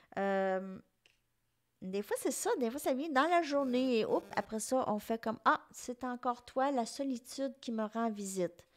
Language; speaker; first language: French; native; French